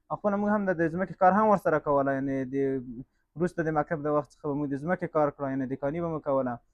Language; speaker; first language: Pashto; native; Pashto